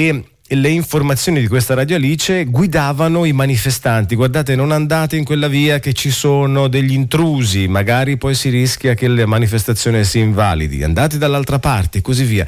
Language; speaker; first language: Italian; native; Italian